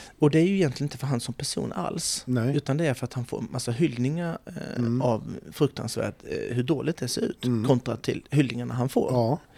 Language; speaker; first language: Swedish; native; Swedish